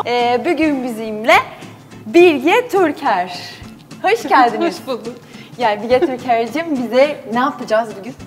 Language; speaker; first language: Turkish; non-native, learner; Portuguese